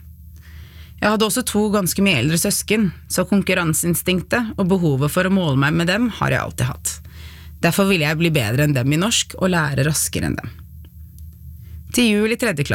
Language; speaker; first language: Norwegian; early bilingual, other home language; Arabic